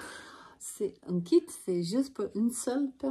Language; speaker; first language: French; non-native, learner; English